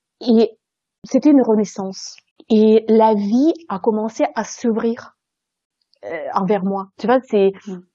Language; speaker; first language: French; non-native, fluent; Russian